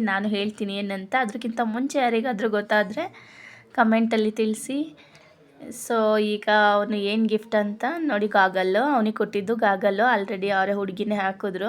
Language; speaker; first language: Kannada; native; Kannada